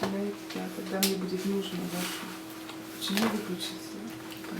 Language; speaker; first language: Russian; non-native, fluent; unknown